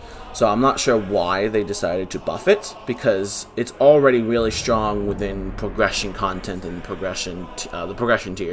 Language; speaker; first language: English; native; English